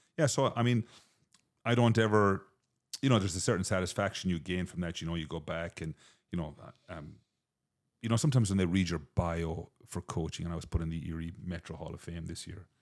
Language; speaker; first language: English; native; English